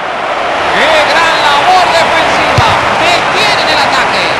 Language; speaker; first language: Spanish; native; Spanish